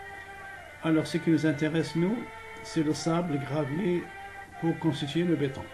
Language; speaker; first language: French; non-native, local second language; Arabic